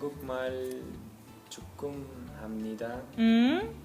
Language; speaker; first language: Korean; non-native, learner; Finnish